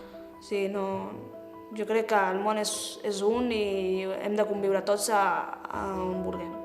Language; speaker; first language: Catalan; early bilingual, other home language; Arabic